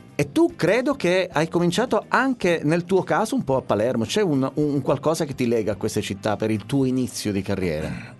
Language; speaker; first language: Italian; native; Italian